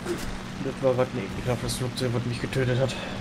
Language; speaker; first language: German; native; German